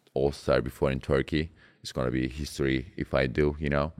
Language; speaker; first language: English; non-native, learner; Turkish